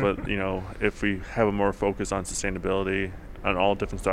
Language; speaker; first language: English; early bilingual, other home language; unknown